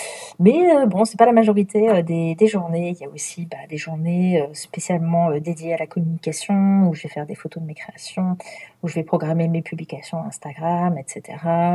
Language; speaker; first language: French; native; French